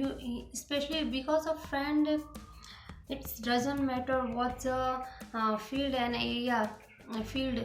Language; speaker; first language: English; non-native, learner; Hindi